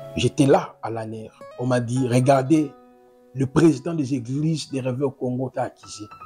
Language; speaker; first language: French; non-native, local second language; Lingala